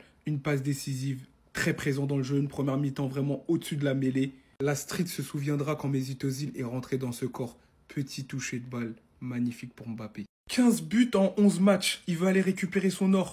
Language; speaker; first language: French; native; French